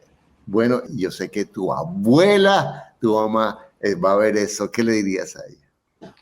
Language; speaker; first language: Spanish; native; Spanish